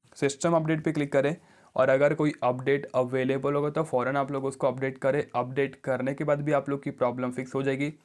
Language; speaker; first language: Hindi; native; Hindi